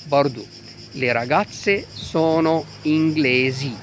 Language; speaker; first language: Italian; non-native, fluent; Arabic